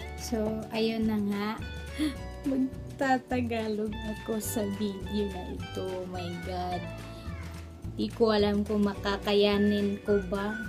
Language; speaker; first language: Filipino; non-native, local second language; Cebuano